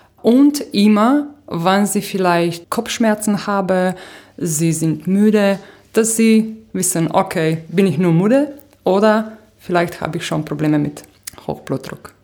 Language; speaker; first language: German; non-native, fluent; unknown